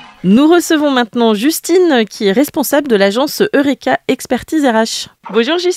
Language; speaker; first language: French; native; French